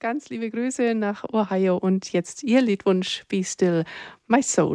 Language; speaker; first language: German; native; German